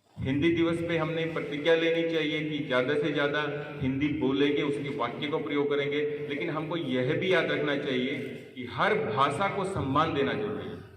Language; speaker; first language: Hindi; native; Hindi